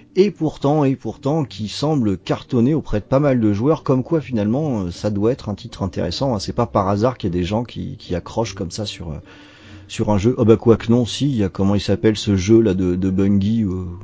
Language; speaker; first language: French; native; French